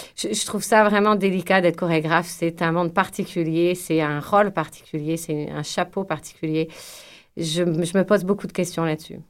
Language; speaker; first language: French; native; French